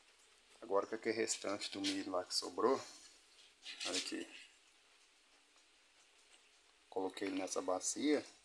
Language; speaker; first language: Portuguese; native; Portuguese